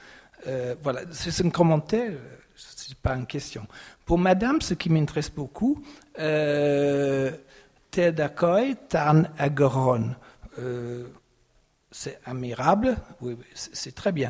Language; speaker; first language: French; non-native, fluent; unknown